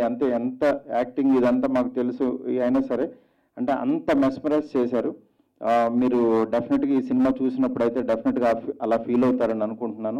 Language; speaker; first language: Telugu; native; Telugu